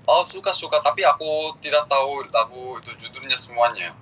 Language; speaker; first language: Indonesian; early bilingual, other home language; Korean